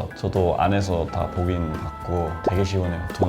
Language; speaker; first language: Korean; non-native, fluent; English